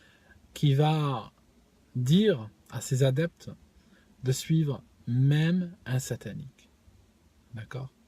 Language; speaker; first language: French; native; French